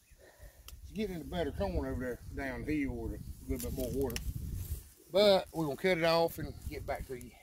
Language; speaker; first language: English; native; English